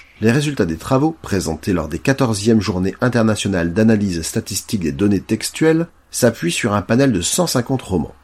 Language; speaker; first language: French; native; French